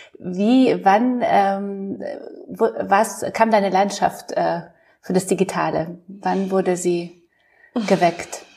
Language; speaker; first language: German; non-native, fluent; Polish